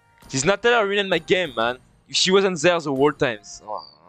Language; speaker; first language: English; non-native, fluent; French